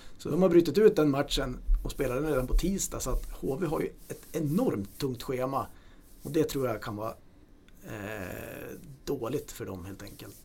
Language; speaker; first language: Swedish; native; Swedish